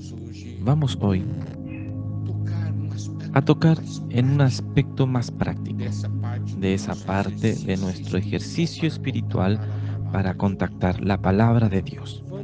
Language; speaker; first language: Spanish; non-native, fluent; Portuguese